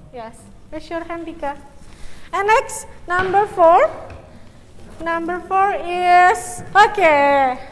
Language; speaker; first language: English; non-native, local second language; Indonesian